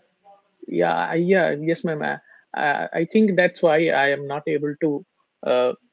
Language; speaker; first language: English; non-native, learner; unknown